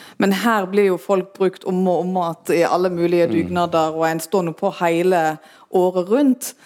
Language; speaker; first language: Norwegian; non-native, fluent; German